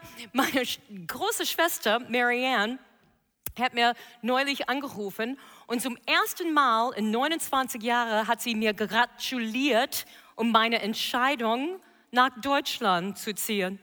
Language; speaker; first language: German; non-native, fluent; English